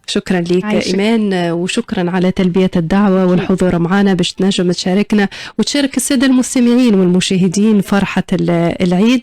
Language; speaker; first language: Arabic; native; Arabic